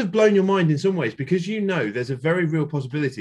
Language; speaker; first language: English; native; English